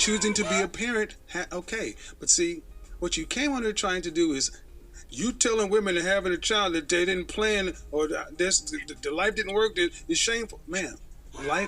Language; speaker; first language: English; native; English